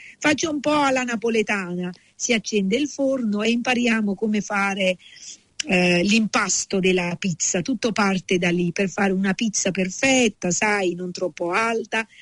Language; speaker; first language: Italian; native; Italian